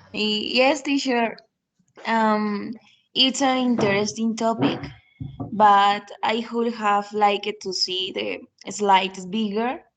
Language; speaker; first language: English; non-native, learner; Spanish